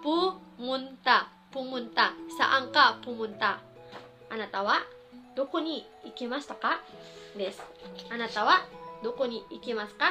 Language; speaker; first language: Japanese; non-native, fluent; Filipino